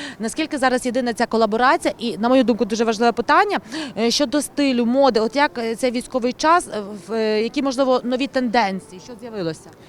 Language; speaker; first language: Ukrainian; native; Ukrainian